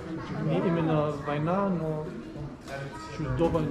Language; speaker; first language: Russian; non-native, fluent; German